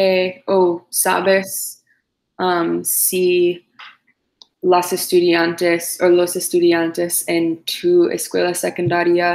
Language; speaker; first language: Spanish; non-native, learner; English